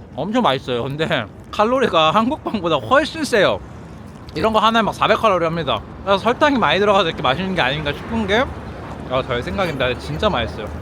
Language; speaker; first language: Korean; native; Korean